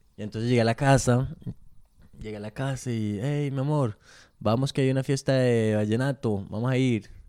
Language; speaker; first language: Spanish; early bilingual, heritage; Spanish